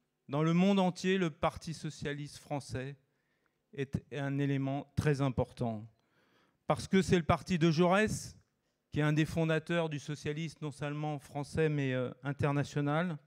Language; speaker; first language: French; native; French